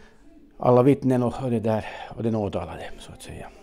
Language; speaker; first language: Swedish; native; Swedish